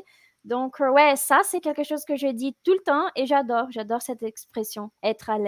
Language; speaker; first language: French; non-native, fluent; Portuguese